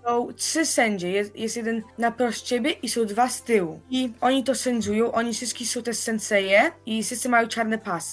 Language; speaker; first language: Polish; early bilingual, heritage; Polish